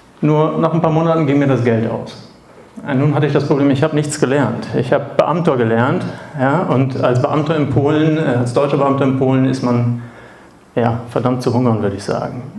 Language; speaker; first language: German; native; German